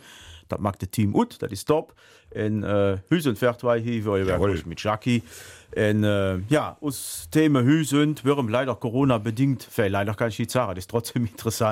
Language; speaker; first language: German; native; German